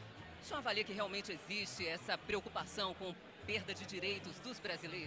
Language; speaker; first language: Portuguese; native; Portuguese